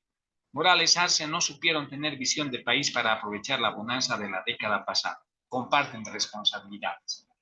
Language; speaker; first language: Spanish; native; Spanish